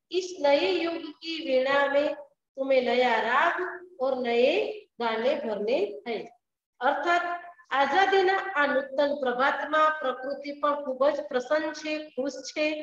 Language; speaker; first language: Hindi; non-native, local second language; Gujarati